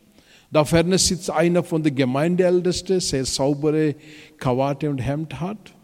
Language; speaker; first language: German; non-native, fluent; Telugu